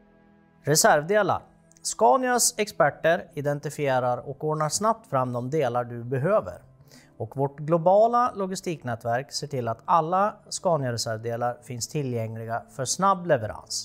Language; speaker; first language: Swedish; native; Swedish